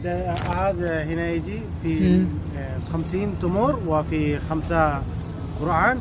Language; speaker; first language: Arabic; non-native, learner; Bangla